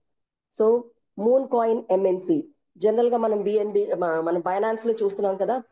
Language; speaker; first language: Telugu; native; Telugu